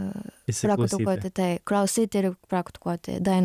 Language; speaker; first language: Lithuanian; non-native, learner; Japanese